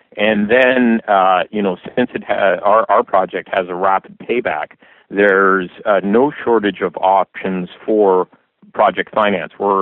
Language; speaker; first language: English; native; English